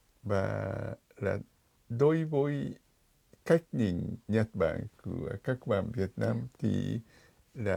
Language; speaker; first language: Vietnamese; non-native, fluent; Japanese